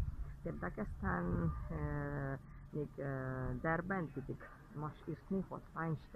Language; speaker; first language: Mongolian; non-native, fluent; Hungarian